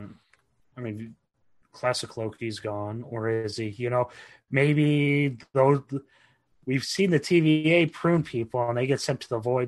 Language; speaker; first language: English; native; English